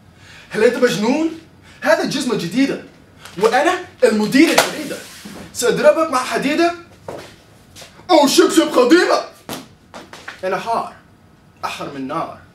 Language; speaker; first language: Arabic; non-native, learner; English